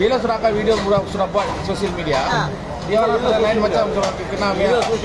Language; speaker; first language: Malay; non-native, local second language; Tamil